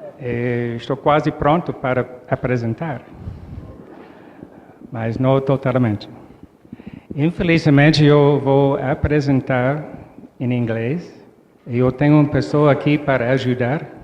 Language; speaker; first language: Portuguese; non-native, learner; English